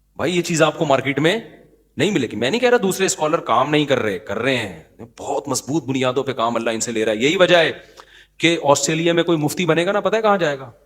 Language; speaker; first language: Urdu; native; Urdu